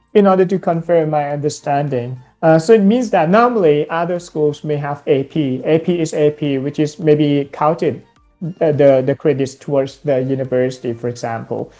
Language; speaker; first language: English; non-native, fluent; Thai